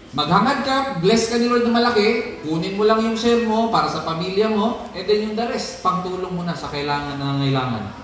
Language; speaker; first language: Filipino; non-native, local second language; Cebuano